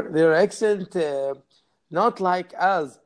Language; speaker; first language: English; non-native, learner; Arabic